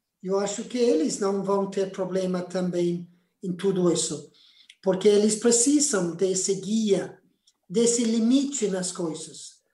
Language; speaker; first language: Portuguese; non-native, fluent; Spanish